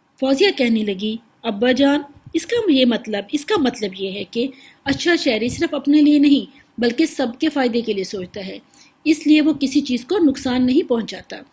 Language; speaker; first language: Urdu; native; Urdu